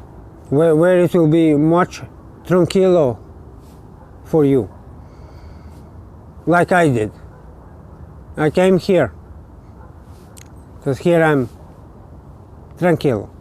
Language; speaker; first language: English; non-native, learner; Latvian